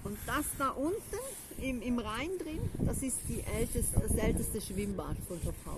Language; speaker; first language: German; native; German